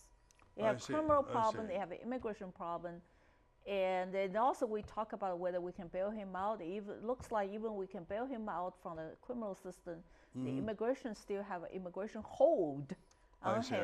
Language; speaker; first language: English; non-native, fluent; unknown